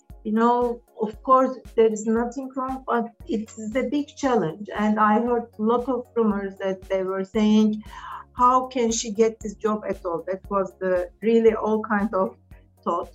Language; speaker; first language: English; non-native, fluent; Turkish